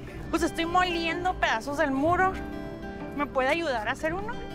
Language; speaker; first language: Spanish; early bilingual, heritage; Spanish